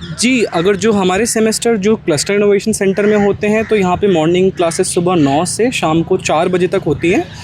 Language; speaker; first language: Hindi; native; Hindi